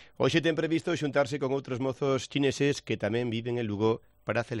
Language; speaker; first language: Spanish; non-native, learner; Chinese